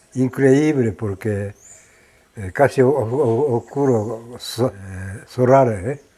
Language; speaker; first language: Spanish; non-native, learner; Japanese